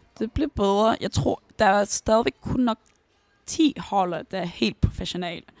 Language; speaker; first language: Danish; early bilingual, heritage; Danish